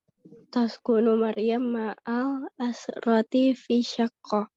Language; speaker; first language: Arabic; non-native, learner; Indonesian